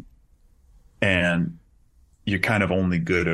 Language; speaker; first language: English; native; English